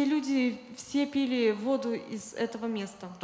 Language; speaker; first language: Polish; non-native, learner; Russian